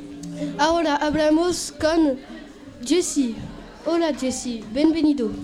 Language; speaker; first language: Spanish; non-native, learner; French